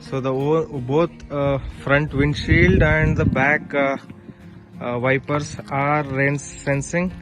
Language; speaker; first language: English; non-native, local second language; Kannada